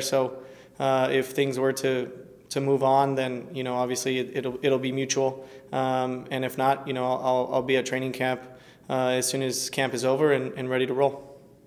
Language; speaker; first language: English; early bilingual, other home language; Spanish